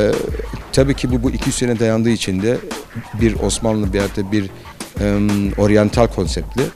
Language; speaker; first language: Turkish; early bilingual, heritage; Turkish